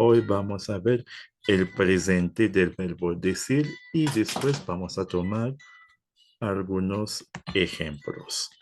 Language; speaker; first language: Spanish; non-native, fluent; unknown